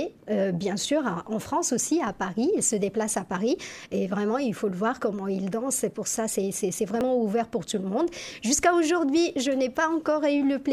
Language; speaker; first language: French; non-native, local second language; Arabic